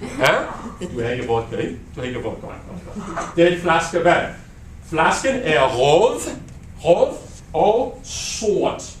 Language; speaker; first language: Danish; non-native, learner; English